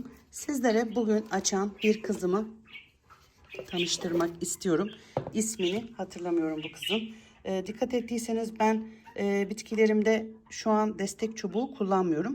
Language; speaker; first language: Turkish; native; Turkish